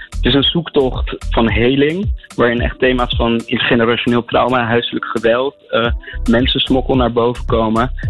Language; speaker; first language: Dutch; native; Dutch